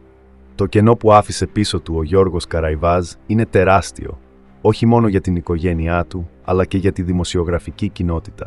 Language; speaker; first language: Greek; native; Greek